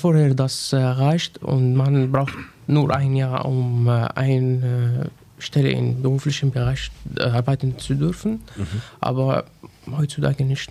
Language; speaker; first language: German; non-native, learner; Arabic